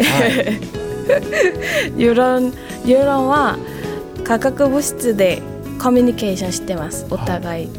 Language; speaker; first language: Japanese; non-native, fluent; Korean